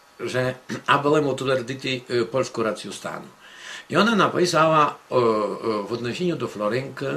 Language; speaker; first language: Polish; non-native, local second language; Rusyn